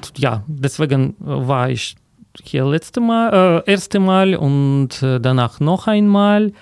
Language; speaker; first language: German; non-native, fluent; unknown